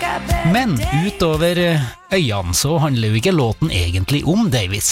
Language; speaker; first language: Norwegian; native; Norwegian